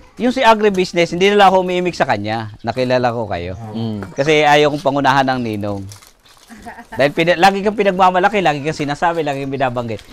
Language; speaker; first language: Filipino; native; Filipino